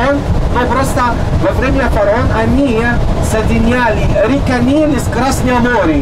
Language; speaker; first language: Russian; non-native, learner; Arabic